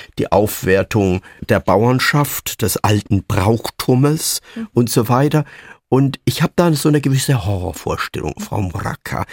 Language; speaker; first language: German; native; German